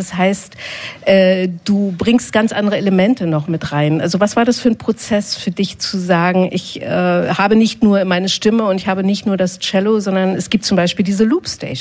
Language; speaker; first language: German; native; German